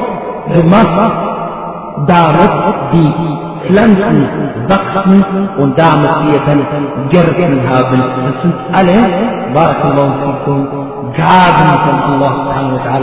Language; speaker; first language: German; non-native, fluent; Arabic